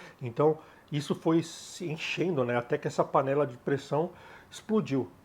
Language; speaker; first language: Portuguese; native; Portuguese